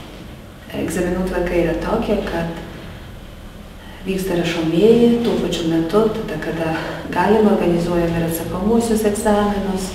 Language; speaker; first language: Lithuanian; native; Lithuanian